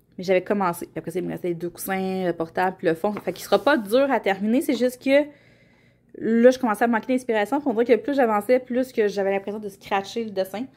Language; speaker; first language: French; native; French